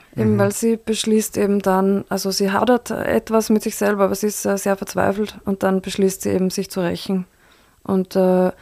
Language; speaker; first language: German; native; German